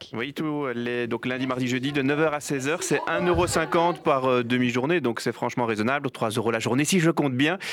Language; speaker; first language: French; native; French